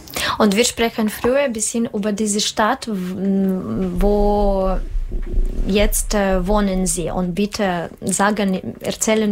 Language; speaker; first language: German; non-native, learner; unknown